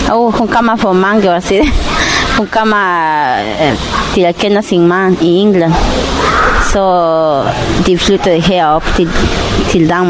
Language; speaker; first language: Danish; non-native, learner; Spanish